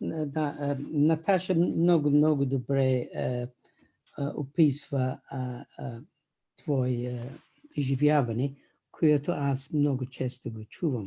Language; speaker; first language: Bulgarian; non-native, fluent; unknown